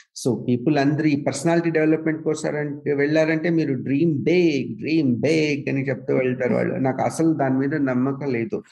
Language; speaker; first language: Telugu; non-native, local second language; Kannada